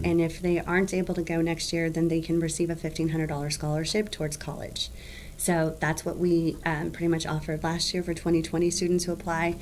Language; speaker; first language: English; native; English